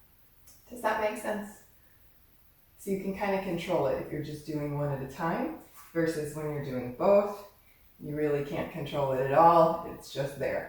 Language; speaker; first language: English; native; English